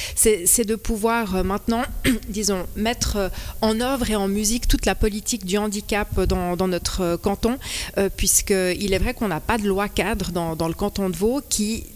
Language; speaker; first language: French; early bilingual, other home language; Spanish